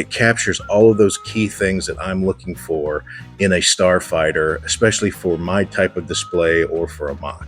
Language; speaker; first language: English; native; English